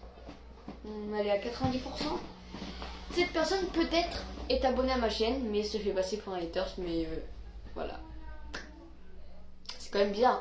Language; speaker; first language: French; native; French